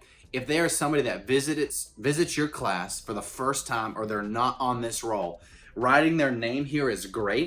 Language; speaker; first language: English; native; English